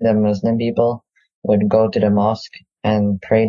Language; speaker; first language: English; non-native, local second language; Malay